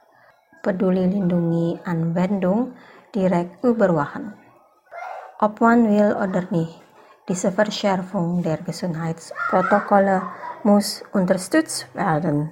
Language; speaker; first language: German; non-native, fluent; Indonesian